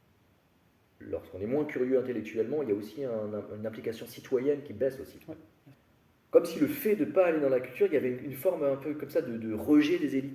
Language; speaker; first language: French; native; French